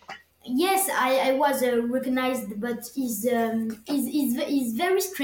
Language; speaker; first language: English; non-native, learner; French